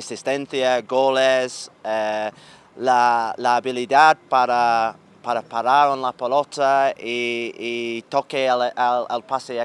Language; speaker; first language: Spanish; non-native, learner; English